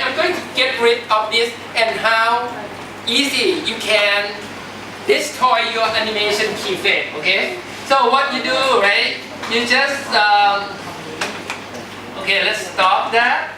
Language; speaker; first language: English; non-native, fluent; Thai